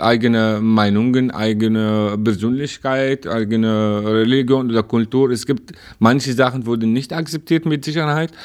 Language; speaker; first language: German; non-native, learner; Arabic